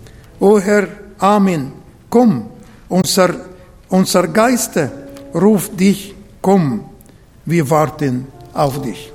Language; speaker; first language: German; non-native, learner; Arabic